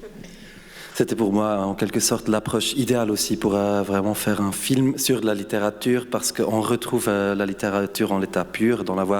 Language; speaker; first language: French; non-native, fluent; German